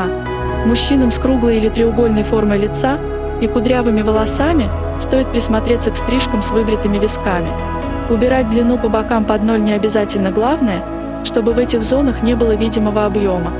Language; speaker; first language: Russian; native; Russian